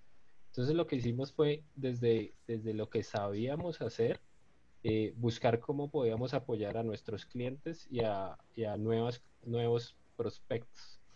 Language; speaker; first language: Spanish; native; Spanish